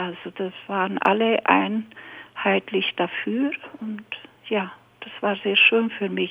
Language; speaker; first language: German; native; German